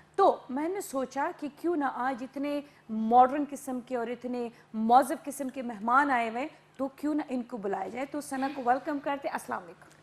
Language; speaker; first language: Urdu; non-native, local second language; Pashto